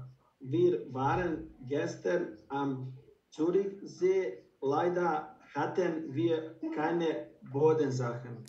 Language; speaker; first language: German; non-native, learner; Bosnian